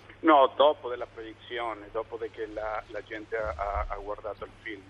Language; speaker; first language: Italian; non-native, learner; Spanish